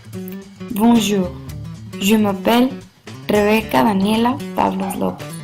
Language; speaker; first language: French; non-native, learner; Spanish